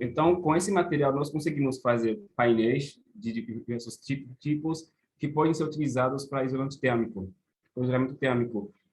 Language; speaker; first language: Portuguese; non-native, fluent; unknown